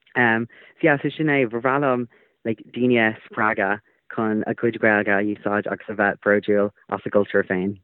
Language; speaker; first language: Irish; non-native, local second language; English